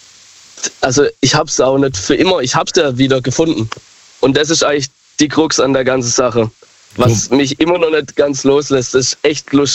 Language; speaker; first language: German; native; German